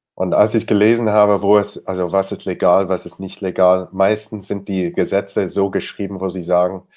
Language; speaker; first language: German; non-native, fluent; English